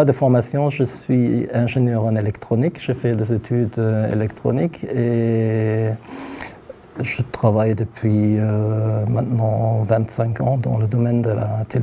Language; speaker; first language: French; non-native, fluent; German